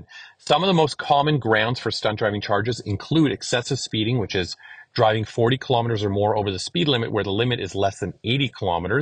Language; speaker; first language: English; native; English